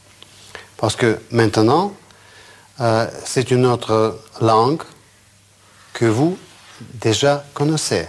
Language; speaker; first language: French; non-native, fluent; Russian